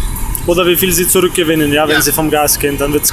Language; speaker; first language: German; native; German